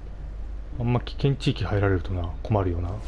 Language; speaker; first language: Japanese; native; Japanese